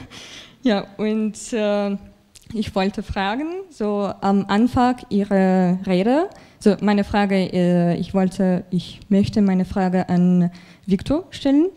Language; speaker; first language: German; non-native, fluent; Russian